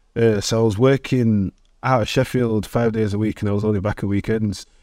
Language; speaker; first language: English; native; English